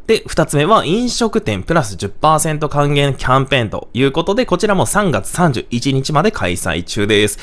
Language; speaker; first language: Japanese; native; Japanese